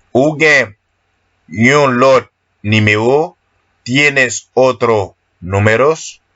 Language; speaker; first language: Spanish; non-native, learner; Haitian Creole